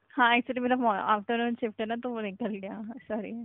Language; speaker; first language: Hindi; non-native, local second language; Marathi